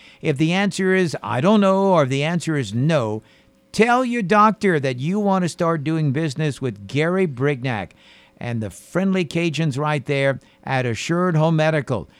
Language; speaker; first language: English; native; English